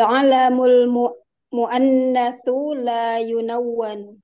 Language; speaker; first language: Arabic; non-native, learner; Indonesian